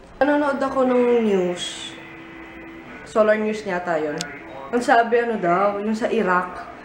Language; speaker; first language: Filipino; early bilingual, heritage; Filipino